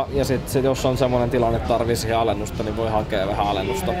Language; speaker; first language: Finnish; native; Finnish